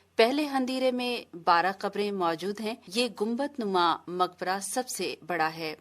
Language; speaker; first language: Urdu; non-native, local second language; Saraiki